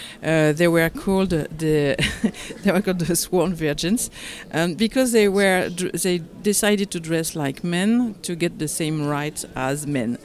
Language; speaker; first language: English; non-native, learner; French